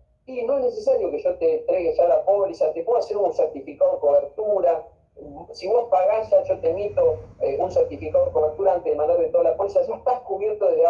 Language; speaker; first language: Spanish; native; Spanish